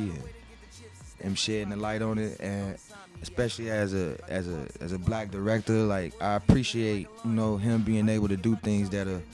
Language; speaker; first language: English; native; English